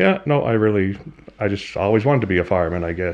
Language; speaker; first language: English; native; English